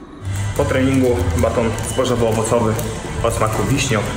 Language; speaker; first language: Polish; native; Polish